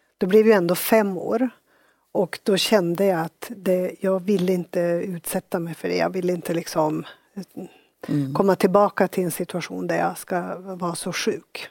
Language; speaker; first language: Swedish; native; Swedish